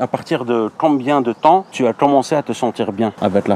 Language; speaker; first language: French; native; French